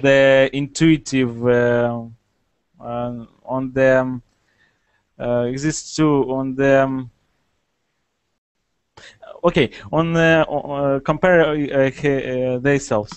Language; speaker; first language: English; non-native, learner; Russian